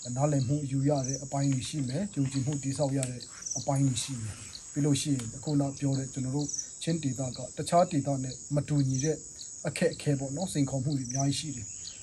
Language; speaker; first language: Burmese; non-native, local second language; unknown